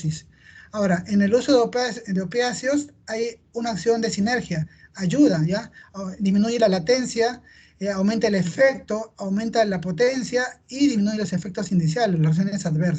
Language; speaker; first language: Spanish; native; Spanish